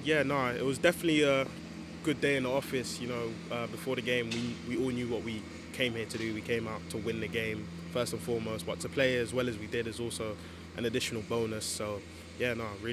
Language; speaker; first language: English; native; English